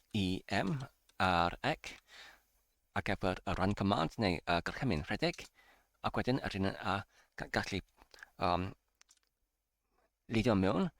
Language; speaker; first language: Welsh; non-native, fluent; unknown